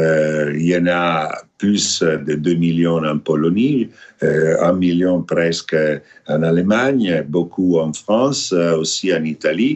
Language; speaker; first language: French; non-native, fluent; Italian